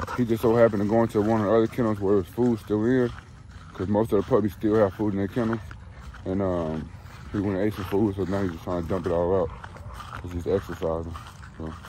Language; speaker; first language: English; native; English